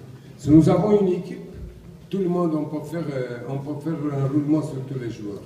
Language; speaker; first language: French; non-native, learner; Portuguese